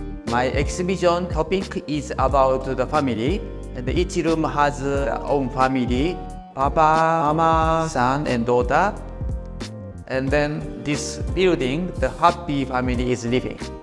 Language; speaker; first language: English; non-native, learner; Japanese